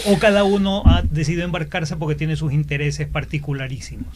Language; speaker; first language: Spanish; native; Spanish